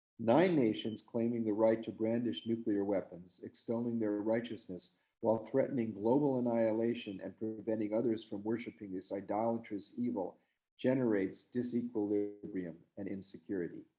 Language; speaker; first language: English; native; English